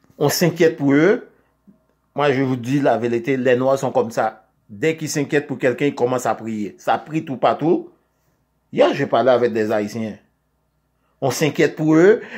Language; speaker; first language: French; non-native, local second language; Haitian Creole